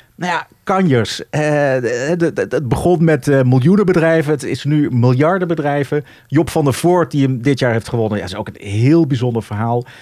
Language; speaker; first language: Dutch; native; Dutch